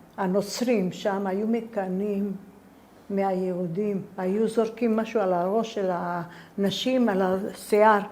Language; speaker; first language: Hebrew; early bilingual, other home language; Spanish